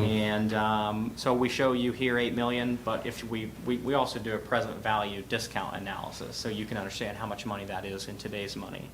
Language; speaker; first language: English; native; English